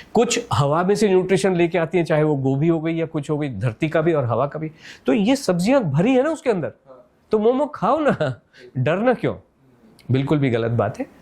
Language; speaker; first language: Hindi; native; Hindi